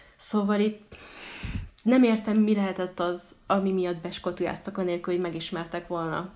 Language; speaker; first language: Hungarian; early bilingual, other home language; Arabic